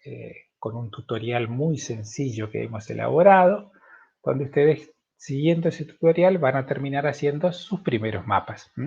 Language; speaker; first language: Spanish; native; Spanish